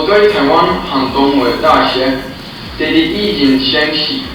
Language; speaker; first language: Chinese; non-native, learner; Swedish